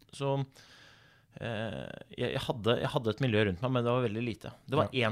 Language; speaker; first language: Norwegian; native; Norwegian